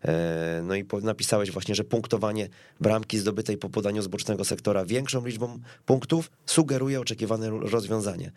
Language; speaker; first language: Polish; native; Polish